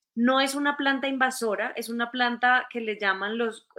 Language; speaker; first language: Spanish; native; Spanish